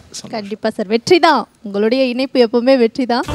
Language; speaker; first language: Tamil; native; Tamil